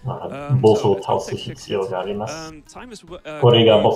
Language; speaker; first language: Japanese; non-native, learner; English